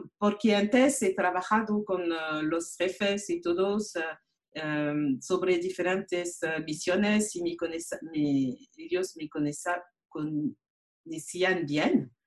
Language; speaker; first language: Spanish; non-native, learner; French